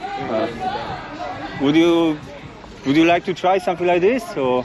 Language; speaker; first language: English; non-native, learner; Polish